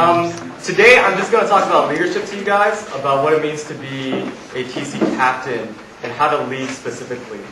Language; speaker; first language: English; native; English